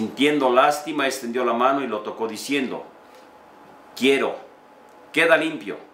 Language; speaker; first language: Spanish; native; Spanish